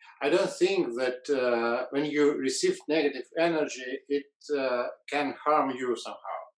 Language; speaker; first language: English; non-native, learner; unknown